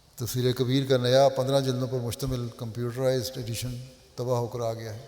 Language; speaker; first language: Urdu; native; Urdu